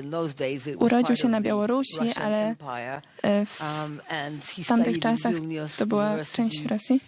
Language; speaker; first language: Polish; early bilingual, heritage; Polish